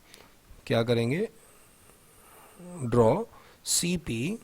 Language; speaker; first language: Hindi; native; Hindi